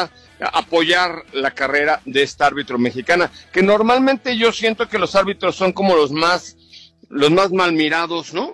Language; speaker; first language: Spanish; native; Spanish